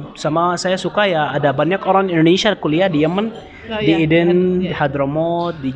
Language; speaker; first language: Indonesian; non-native, learner; Arabic